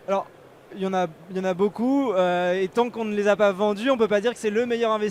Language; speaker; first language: French; native; French